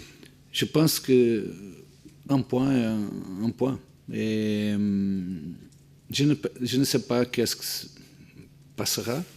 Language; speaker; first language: French; non-native, learner; Portuguese